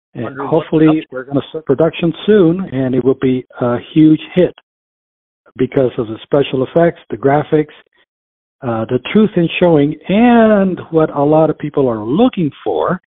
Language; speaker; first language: English; early bilingual, other home language; Spanish